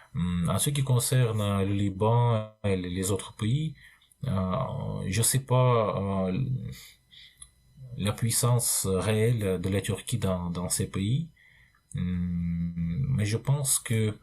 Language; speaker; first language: French; non-native, fluent; Russian